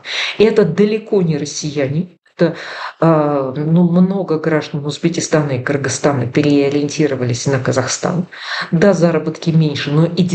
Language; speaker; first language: Russian; native; Russian